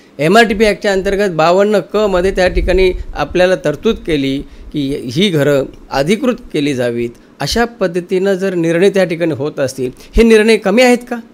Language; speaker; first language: Marathi; native; Marathi